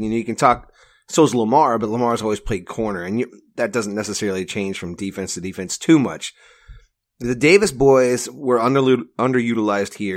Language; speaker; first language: English; native; English